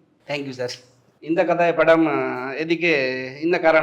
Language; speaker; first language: Tamil; non-native, learner; Hindi